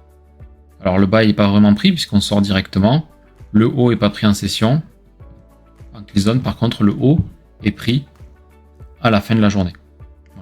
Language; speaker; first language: French; native; French